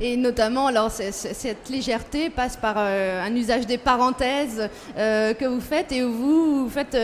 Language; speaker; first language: French; native; French